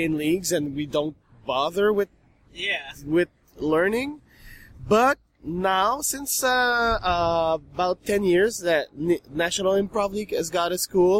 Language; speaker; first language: English; non-native, fluent; French